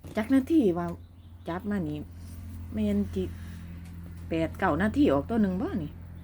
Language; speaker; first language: Thai; native; Thai